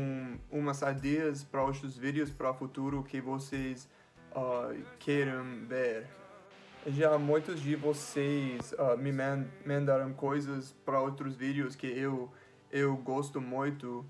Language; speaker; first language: Portuguese; non-native, fluent; English